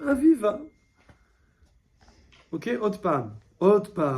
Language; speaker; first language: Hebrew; non-native, fluent; French